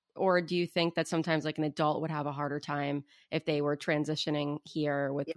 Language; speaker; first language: English; native; English